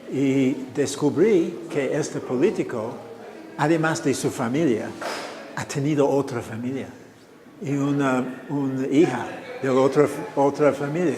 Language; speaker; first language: Spanish; non-native, fluent; English